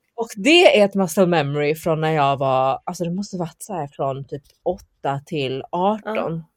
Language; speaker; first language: Swedish; early bilingual, heritage; Chinese